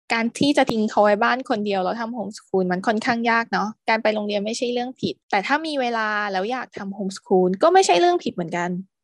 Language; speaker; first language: Thai; native; Thai